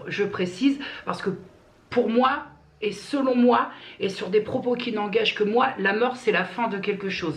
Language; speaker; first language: French; native; French